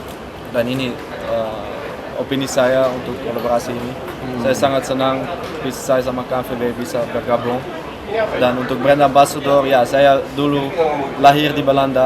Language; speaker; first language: Indonesian; non-native, fluent; Dutch